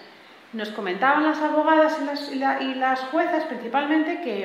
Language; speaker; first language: Spanish; native; Spanish